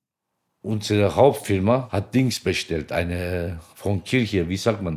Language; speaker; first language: German; non-native, local second language; Turkish